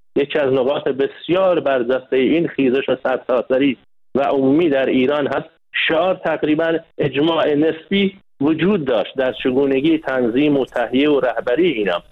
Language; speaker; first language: Persian; non-native, local second language; Kurdish